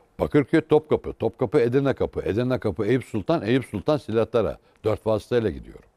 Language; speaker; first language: Turkish; native; Turkish